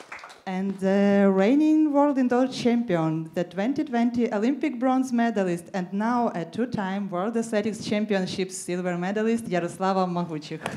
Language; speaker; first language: English; non-native, fluent; Ukrainian